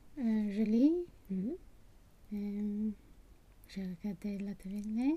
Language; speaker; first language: French; non-native, learner; Swedish